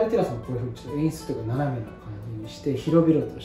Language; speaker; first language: Japanese; native; Japanese